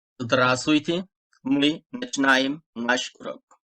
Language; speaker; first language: Russian; non-native, fluent; Turkish